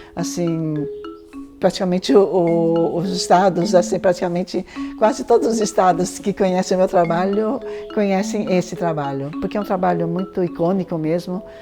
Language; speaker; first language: Portuguese; early bilingual, other home language; Chinese